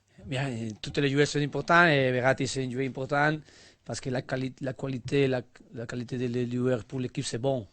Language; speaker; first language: French; non-native, learner; Spanish